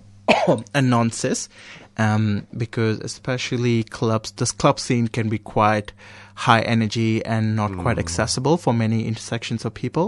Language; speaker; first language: English; non-native, local second language; Konkani